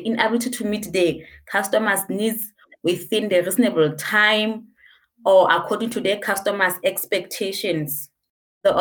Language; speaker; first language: English; non-native, local second language; Southern Sotho